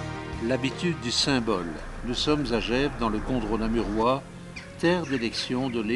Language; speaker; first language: French; native; French